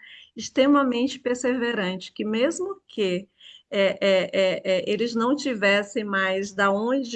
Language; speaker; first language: Portuguese; native; Portuguese